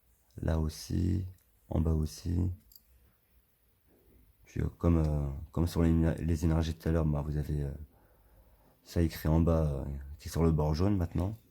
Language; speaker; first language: French; native; French